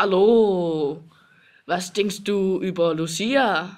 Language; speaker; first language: German; non-native, learner; Danish